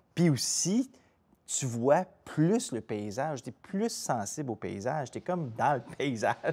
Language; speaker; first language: French; native; French